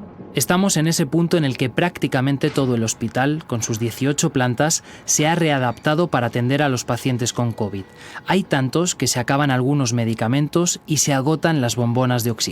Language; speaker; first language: Spanish; native; Spanish